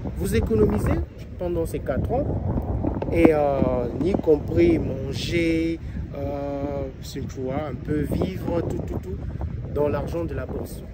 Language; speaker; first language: French; non-native, local second language; Lingala